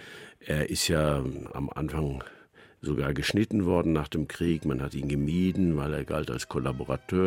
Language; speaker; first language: German; native; German